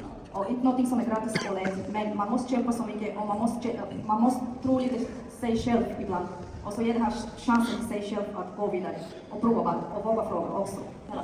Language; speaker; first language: Swedish; non-native, fluent; Bulgarian